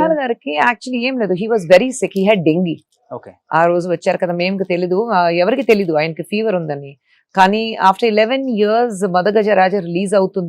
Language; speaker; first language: Telugu; non-native, fluent; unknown